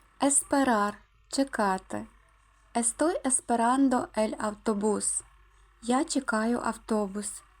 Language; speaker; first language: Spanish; non-native, fluent; Ukrainian